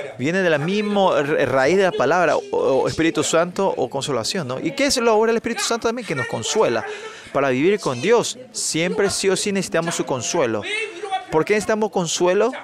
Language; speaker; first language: Spanish; non-native, fluent; Korean